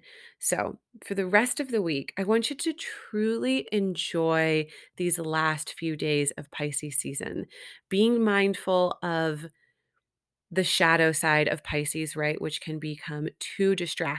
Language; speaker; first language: English; native; English